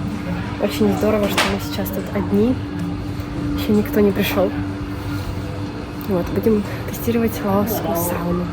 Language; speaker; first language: Russian; native; Russian